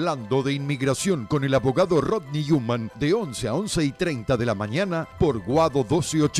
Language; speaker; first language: Spanish; native; Spanish